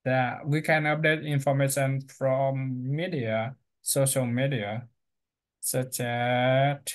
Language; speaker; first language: English; non-native, learner; Vietnamese